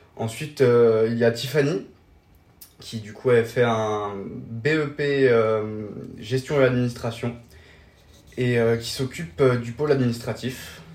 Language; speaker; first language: French; native; French